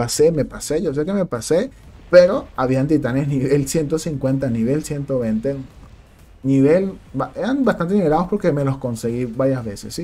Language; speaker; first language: Spanish; native; Spanish